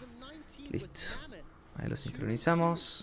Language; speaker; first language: Spanish; native; Spanish